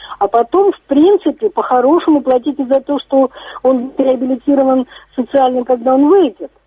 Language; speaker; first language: Russian; native; Russian